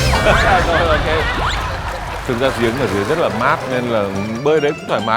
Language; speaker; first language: Vietnamese; native; Vietnamese